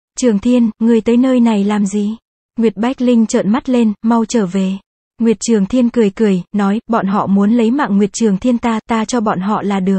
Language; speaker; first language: Vietnamese; native; Vietnamese